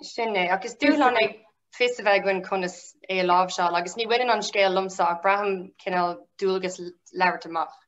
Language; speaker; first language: Irish; non-native, local second language; English